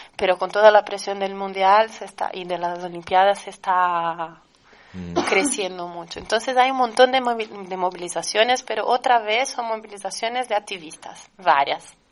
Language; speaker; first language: Spanish; non-native, fluent; Portuguese